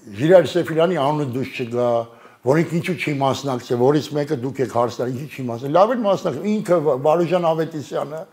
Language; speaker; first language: Armenian; native; Armenian